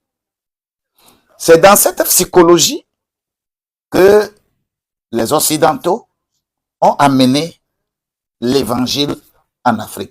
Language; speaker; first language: French; non-native, local second language; Ewe